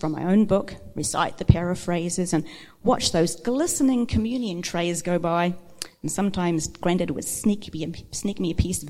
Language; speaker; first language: English; native; English